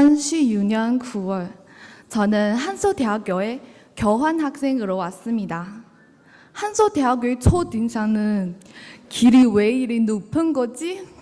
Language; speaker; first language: Korean; non-native, learner; Chinese